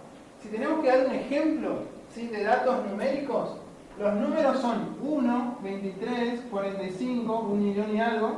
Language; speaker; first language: Spanish; native; Spanish